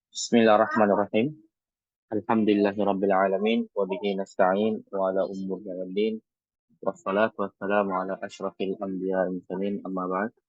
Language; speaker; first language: Malay; native; Malay